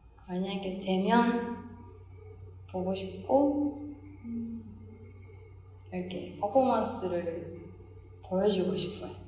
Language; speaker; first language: Korean; non-native, fluent; Japanese